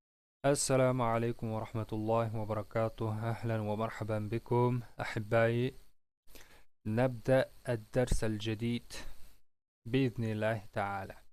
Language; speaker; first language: Arabic; non-native, fluent; Uzbek